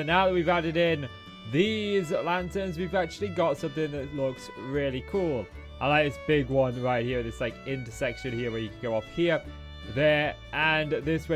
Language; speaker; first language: English; native; English